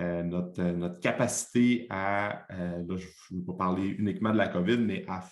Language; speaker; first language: French; native; French